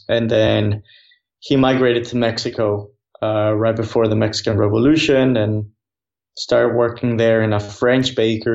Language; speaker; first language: English; non-native, fluent; Spanish